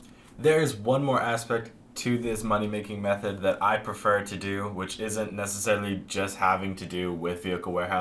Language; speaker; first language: English; native; English